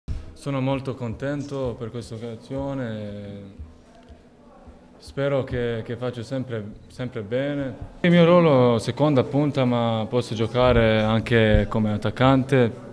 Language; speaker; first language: Italian; non-native, learner; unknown